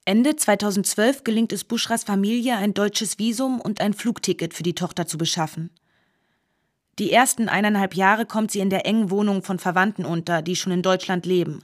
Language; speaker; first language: German; native; German